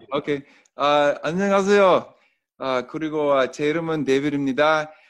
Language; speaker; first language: Korean; non-native, learner; English